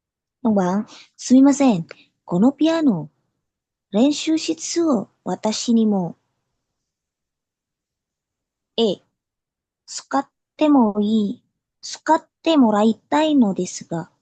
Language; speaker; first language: Japanese; non-native, learner; Indonesian